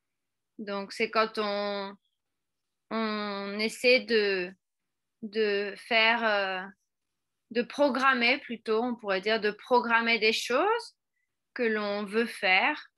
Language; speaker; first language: French; non-native, fluent; Spanish